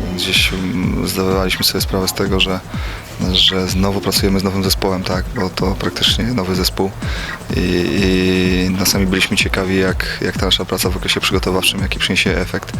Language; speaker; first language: Polish; native; Polish